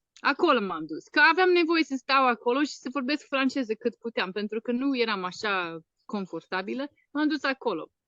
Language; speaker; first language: Romanian; non-native, fluent; English